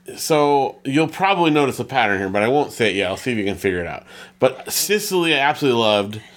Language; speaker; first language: English; early bilingual, other home language; Italian